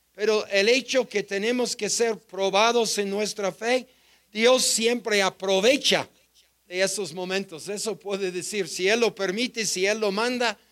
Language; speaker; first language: Spanish; non-native, fluent; English